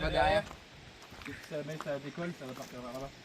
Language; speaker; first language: French; native; French